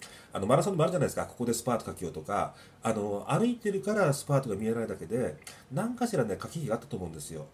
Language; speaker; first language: Japanese; native; Japanese